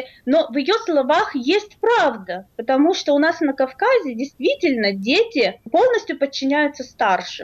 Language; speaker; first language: Russian; native; Russian